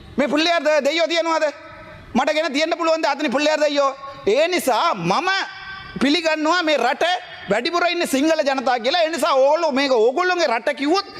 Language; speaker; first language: Sinhala; non-native, local second language; Tamil